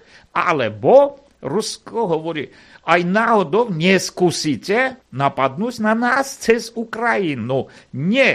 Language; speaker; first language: Slovak; non-native, fluent; Armenian